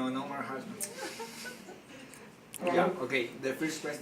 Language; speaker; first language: English; non-native, learner; Spanish